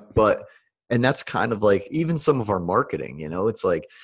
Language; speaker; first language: English; native; English